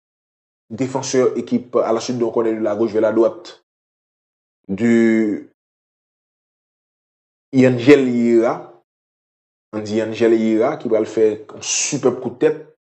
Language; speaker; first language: French; non-native, local second language; Haitian Creole